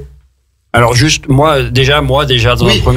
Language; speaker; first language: French; native; French